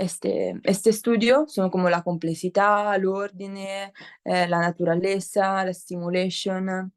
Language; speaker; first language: Spanish; non-native, learner; Italian